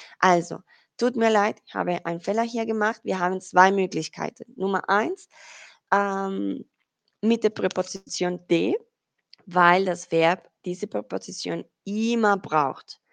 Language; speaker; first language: German; non-native, fluent; Spanish